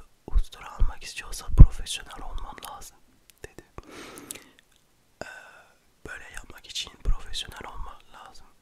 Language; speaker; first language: Turkish; early bilingual, heritage; French